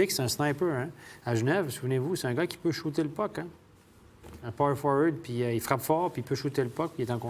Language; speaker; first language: French; native; French